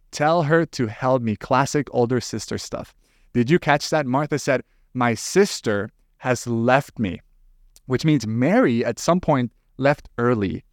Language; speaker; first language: English; non-native, fluent; Spanish